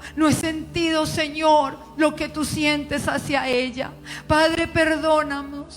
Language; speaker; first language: Spanish; native; Spanish